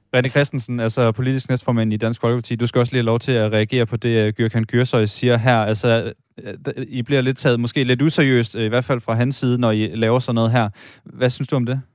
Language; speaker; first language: Danish; native; Danish